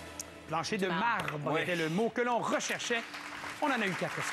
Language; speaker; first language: French; native; French